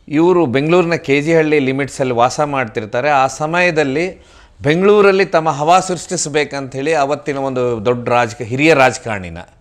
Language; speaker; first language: Kannada; non-native, local second language; Tulu